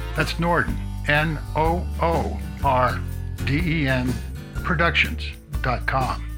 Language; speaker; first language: English; native; English